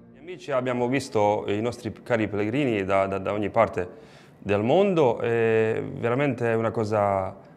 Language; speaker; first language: Italian; non-native, fluent; Croatian